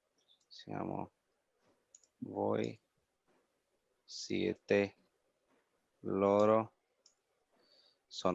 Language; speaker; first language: Italian; non-native, fluent; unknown